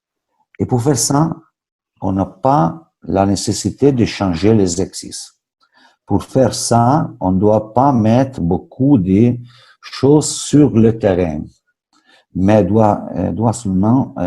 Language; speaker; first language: French; non-native, fluent; Italian